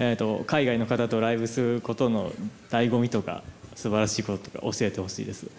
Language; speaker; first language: Japanese; native; Japanese